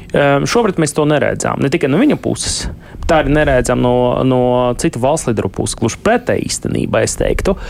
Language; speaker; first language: Latvian; non-native, local second language; Russian